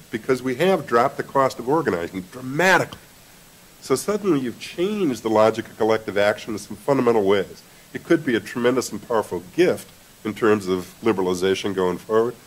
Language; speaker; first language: English; native; English